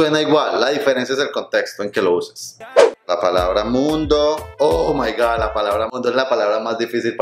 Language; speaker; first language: Spanish; native; Spanish